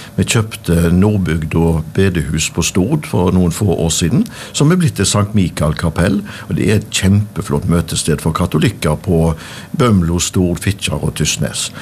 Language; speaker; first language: Norwegian; native; Norwegian